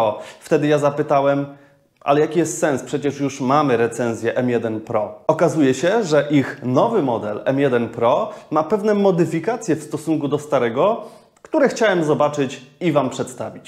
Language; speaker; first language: Polish; native; Polish